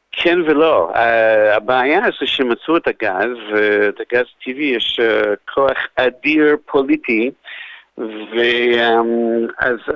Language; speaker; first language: Hebrew; non-native, fluent; English